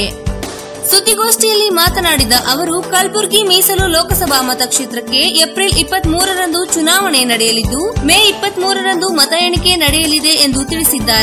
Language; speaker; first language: Kannada; native; Kannada